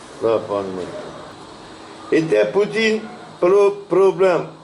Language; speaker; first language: Russian; non-native, learner; Turkish